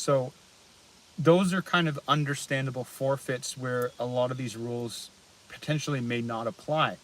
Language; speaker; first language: English; native; English